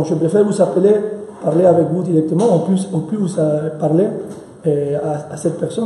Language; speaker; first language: French; non-native, fluent; Spanish